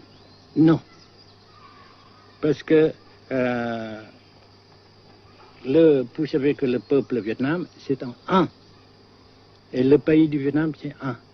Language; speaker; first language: French; non-native, local second language; Vietnamese